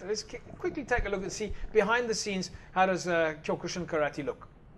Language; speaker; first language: English; non-native, local second language; Afrikaans